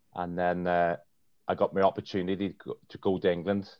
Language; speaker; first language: English; native; English